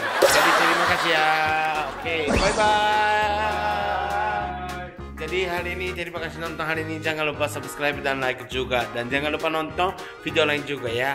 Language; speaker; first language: Indonesian; non-native, learner; Japanese